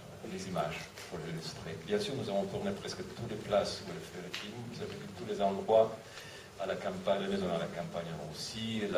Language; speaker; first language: French; non-native, fluent; Russian